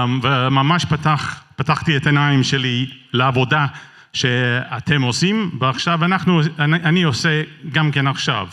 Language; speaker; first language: Hebrew; non-native, learner; English